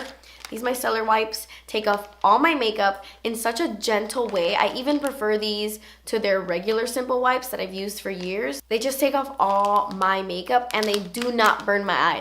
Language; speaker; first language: English; native; English